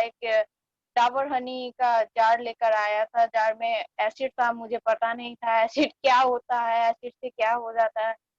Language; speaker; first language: Hindi; non-native, fluent; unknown